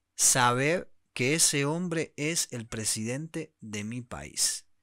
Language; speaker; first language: Spanish; native; Spanish